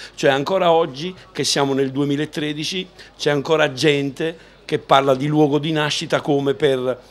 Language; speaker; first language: Italian; native; Italian